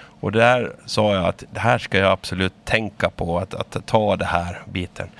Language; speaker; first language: Swedish; native; Swedish